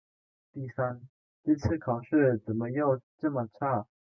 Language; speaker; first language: Chinese; non-native, fluent; Indonesian